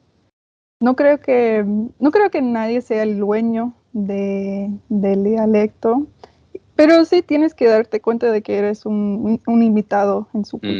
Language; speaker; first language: Spanish; non-native, fluent; English